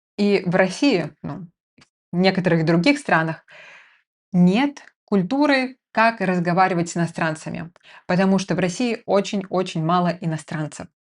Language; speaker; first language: Russian; native; Russian